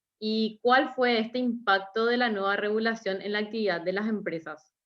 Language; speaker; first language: Spanish; native; Spanish